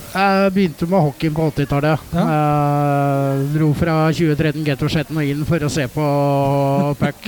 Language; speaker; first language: Norwegian; native; Norwegian